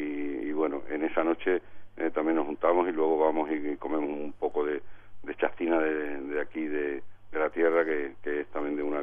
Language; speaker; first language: Spanish; native; Spanish